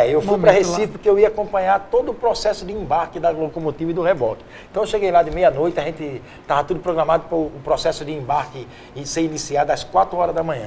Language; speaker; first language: Portuguese; native; Portuguese